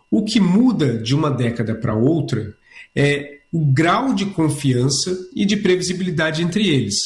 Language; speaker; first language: Portuguese; native; Portuguese